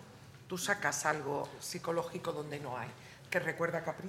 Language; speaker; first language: Spanish; native; Spanish